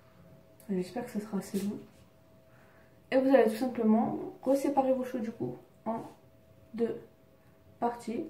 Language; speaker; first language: French; native; French